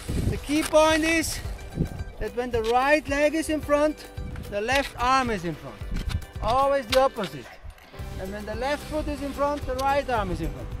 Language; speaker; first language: English; non-native, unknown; German